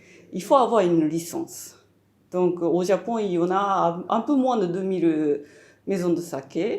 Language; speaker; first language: French; non-native, fluent; Japanese